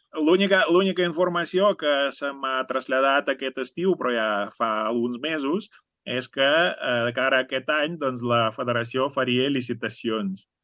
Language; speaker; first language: Catalan; native; Catalan